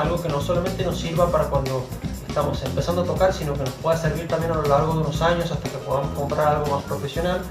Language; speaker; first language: Spanish; native; Spanish